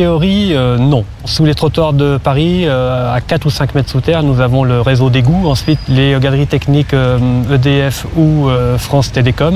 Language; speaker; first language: French; native; French